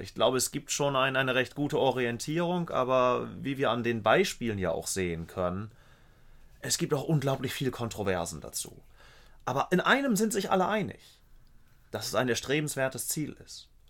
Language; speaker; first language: German; native; German